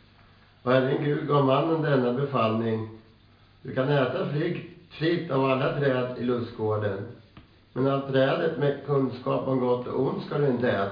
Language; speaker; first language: Swedish; native; Swedish